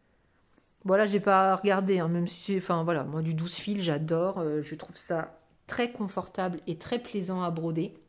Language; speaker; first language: French; native; French